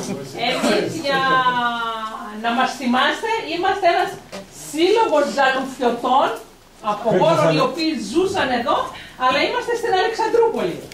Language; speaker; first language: Greek; native; Greek